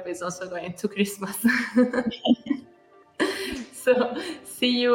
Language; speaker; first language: English; non-native, fluent; Catalan